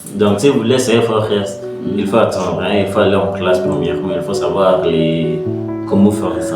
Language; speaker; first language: French; non-native, learner; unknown